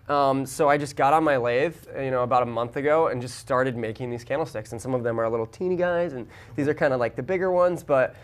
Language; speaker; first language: English; native; English